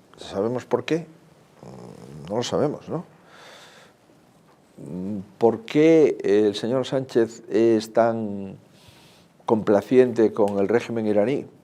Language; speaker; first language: Spanish; native; Spanish